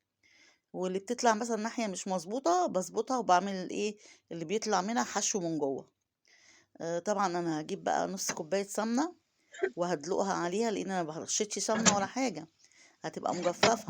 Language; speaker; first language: Arabic; native; Arabic